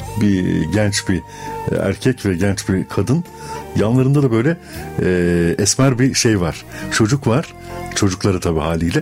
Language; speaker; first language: Turkish; native; Turkish